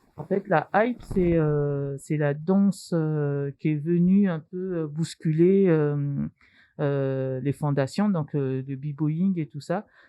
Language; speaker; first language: French; early bilingual, other home language; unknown